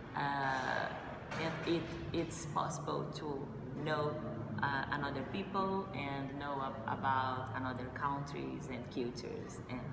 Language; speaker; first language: English; non-native, learner; Portuguese